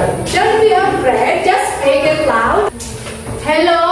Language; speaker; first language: English; non-native, fluent; Indonesian